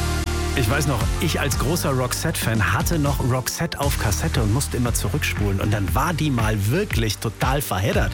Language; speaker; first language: German; native; German